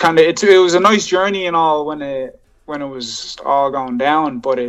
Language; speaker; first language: English; native; English